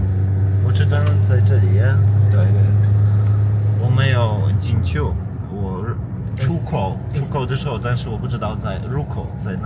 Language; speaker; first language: Chinese; non-native, learner; Polish